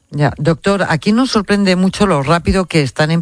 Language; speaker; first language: Spanish; native; Spanish